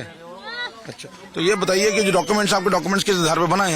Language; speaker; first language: Hindi; native; Hindi